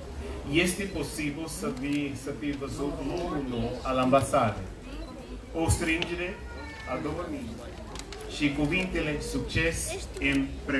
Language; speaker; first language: Romanian; non-native, fluent; English